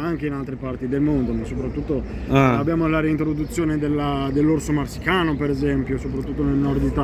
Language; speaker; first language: Italian; native; Italian